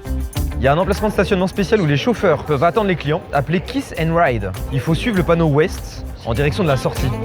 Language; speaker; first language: French; native; French